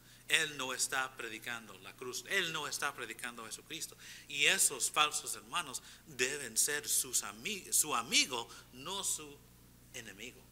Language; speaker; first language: Spanish; non-native, fluent; English